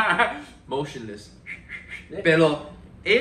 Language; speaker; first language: Spanish; non-native, learner; Chinese